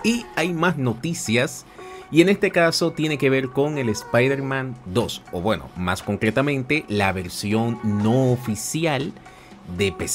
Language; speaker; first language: Spanish; native; Spanish